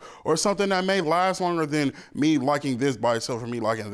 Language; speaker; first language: English; native; English